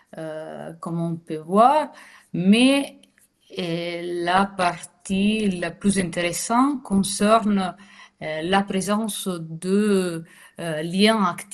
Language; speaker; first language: French; non-native, fluent; Italian